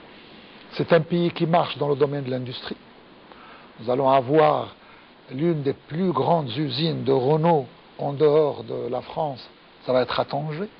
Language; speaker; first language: French; non-native, local second language; Arabic